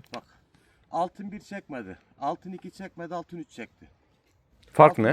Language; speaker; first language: Turkish; native; Turkish